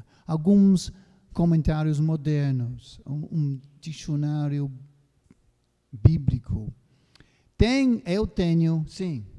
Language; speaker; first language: Portuguese; non-native, fluent; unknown